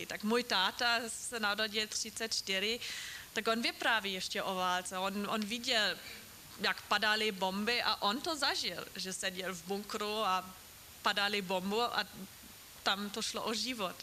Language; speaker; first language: Czech; non-native, fluent; German